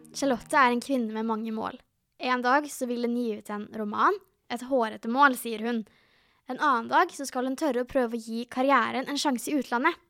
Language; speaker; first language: Norwegian; native; Norwegian